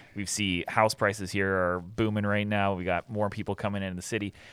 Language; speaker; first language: English; native; English